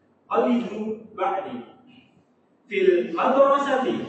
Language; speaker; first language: Arabic; non-native, learner; Indonesian